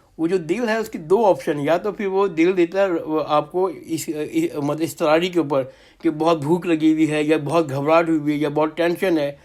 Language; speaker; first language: Urdu; native; Urdu